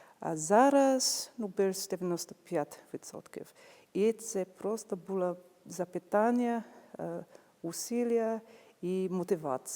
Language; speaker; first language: Ukrainian; non-native, fluent; English